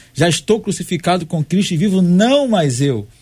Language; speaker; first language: Portuguese; native; Portuguese